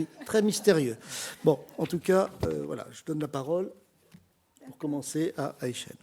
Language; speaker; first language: French; native; French